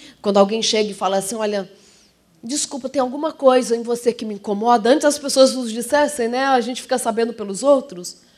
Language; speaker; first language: Portuguese; native; Portuguese